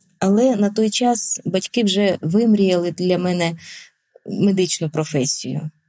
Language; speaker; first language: Ukrainian; non-native, local second language; Russian